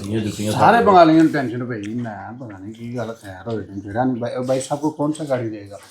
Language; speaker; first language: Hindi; non-native, local second language; Punjabi